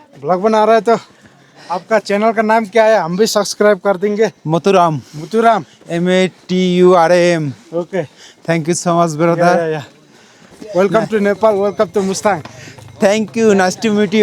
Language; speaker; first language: Hindi; non-native, learner; Bangla